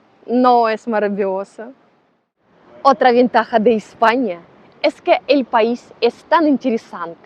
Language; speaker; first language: Spanish; non-native, learner; Russian